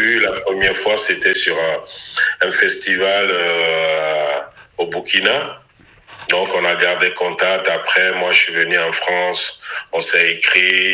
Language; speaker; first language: French; non-native, local second language; Ewe